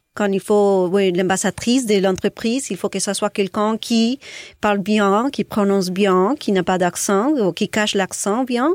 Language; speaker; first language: French; non-native, fluent; Spanish